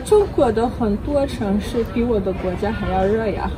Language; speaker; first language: Chinese; non-native, fluent; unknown